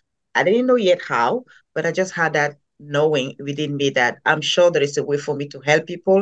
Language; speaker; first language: English; non-native, local second language; French